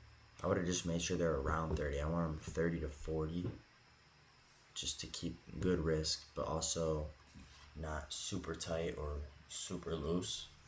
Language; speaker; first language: English; native; English